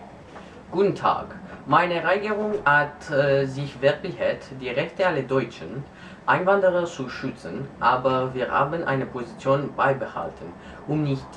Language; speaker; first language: German; non-native, learner; French